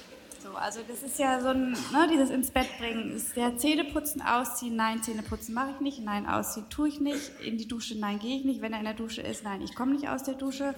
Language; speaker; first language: German; native; German